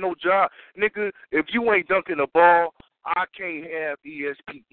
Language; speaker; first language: English; native; English